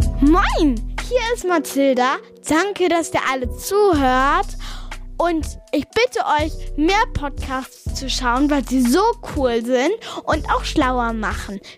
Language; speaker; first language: German; native; German